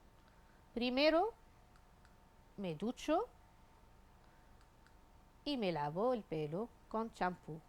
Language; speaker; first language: Spanish; non-native, fluent; Arabic